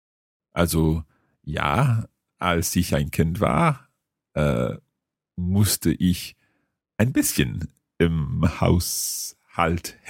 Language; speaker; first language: German; non-native, learner; English